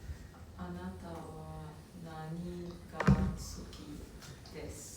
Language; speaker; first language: Japanese; non-native, learner; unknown